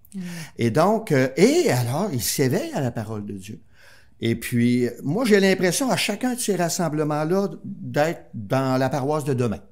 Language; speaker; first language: French; native; French